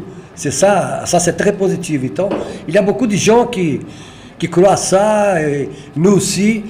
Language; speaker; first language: French; non-native, learner; Portuguese